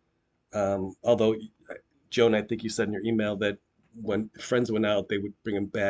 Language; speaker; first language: English; native; English